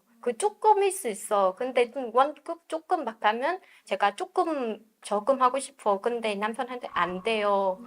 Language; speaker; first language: Korean; non-native, learner; Vietnamese